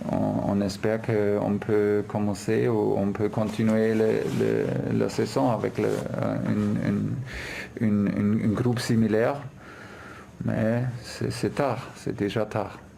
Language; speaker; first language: French; non-native, fluent; German